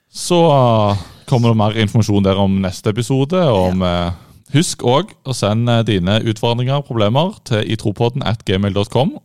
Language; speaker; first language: Norwegian; native; Norwegian